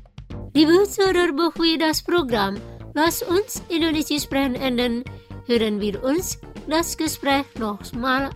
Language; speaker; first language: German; non-native, fluent; Indonesian